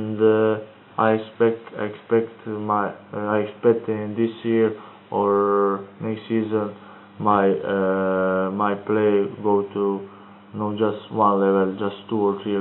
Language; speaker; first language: English; non-native, learner; Croatian